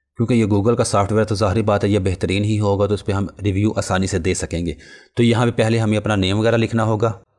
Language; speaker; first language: Urdu; non-native, local second language; Punjabi